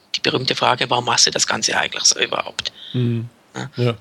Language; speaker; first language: German; native; German